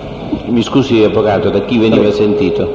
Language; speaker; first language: Italian; native; Italian